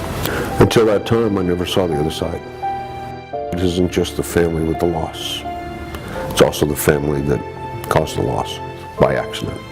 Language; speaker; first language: English; native; English